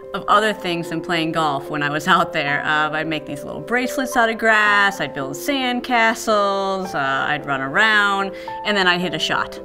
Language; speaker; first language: English; native; English